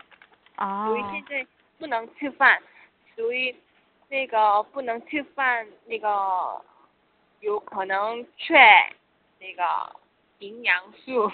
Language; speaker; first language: Chinese; non-native, learner; Korean